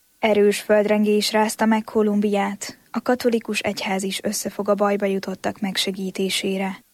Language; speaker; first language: Hungarian; native; Hungarian